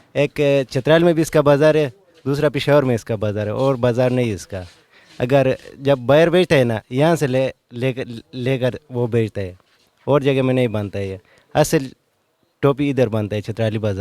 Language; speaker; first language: Hindi; non-native, learner; Khowar